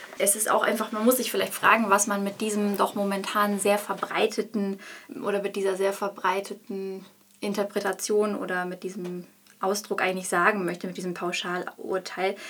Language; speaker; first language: German; native; German